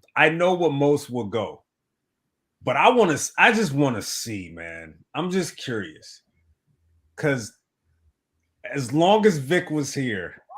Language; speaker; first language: English; native; English